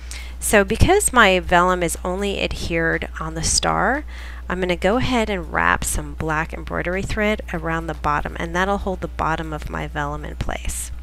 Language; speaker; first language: English; native; English